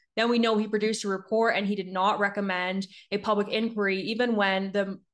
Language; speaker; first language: English; native; English